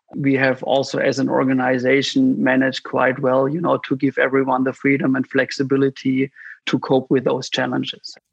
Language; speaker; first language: English; non-native, fluent; German